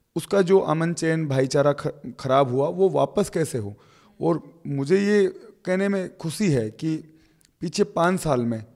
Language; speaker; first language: Hindi; native; Hindi